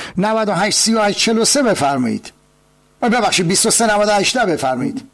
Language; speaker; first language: Persian; native; Persian